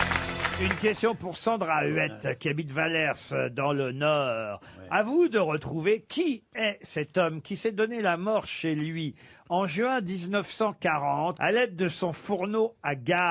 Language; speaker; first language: French; native; French